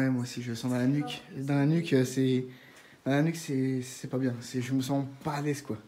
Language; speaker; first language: French; native; French